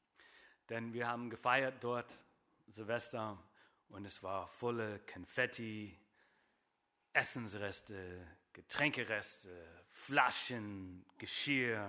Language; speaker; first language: German; non-native, fluent; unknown